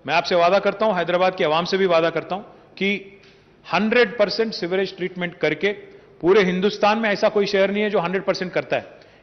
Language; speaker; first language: Hindi; non-native, local second language; Telugu